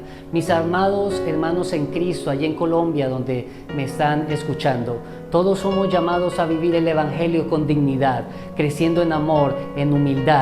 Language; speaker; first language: Spanish; native; Spanish